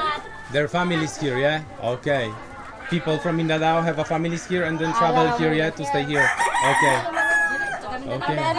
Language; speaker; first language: English; non-native, learner; Polish